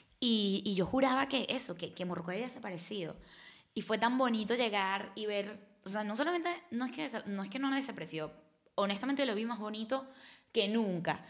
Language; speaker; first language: Spanish; native; Spanish